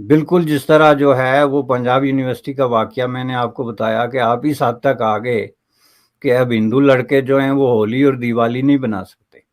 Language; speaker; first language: Urdu; native; Urdu